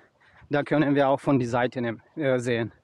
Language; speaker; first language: German; non-native, learner; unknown